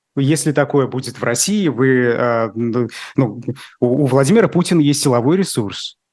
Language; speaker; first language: Russian; native; Russian